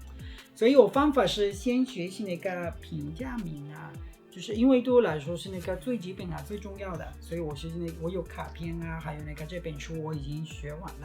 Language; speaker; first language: Chinese; non-native, fluent; Spanish